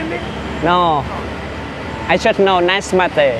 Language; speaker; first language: English; non-native, learner; Vietnamese